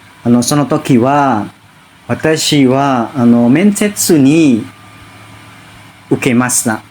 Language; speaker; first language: Japanese; non-native, learner; Indonesian